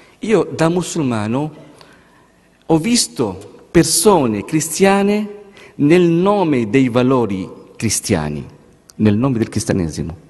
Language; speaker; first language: Italian; non-native, fluent; Arabic